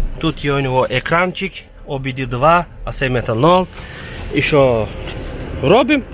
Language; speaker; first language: Ukrainian; early bilingual, heritage; Turkish